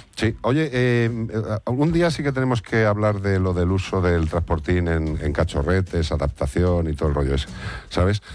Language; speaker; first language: Spanish; native; Spanish